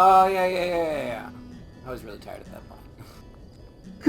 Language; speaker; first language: English; native; English